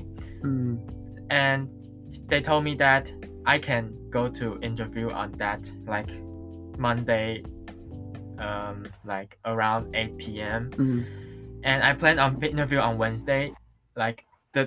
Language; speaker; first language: English; non-native, learner; Chinese